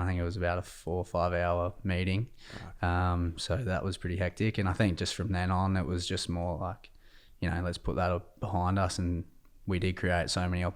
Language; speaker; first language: English; native; English